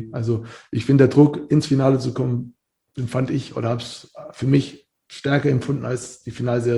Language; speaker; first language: German; native; German